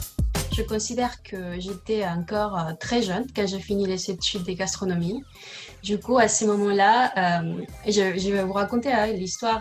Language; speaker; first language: French; non-native, learner; Spanish